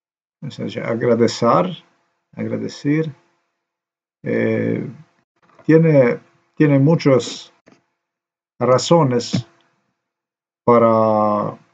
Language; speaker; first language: Spanish; non-native, learner; Slovenian